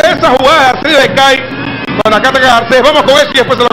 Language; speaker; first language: Spanish; native; Spanish